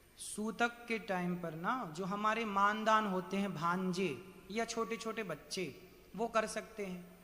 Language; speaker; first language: Hindi; native; Hindi